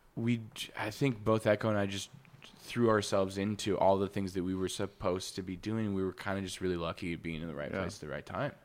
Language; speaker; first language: English; native; English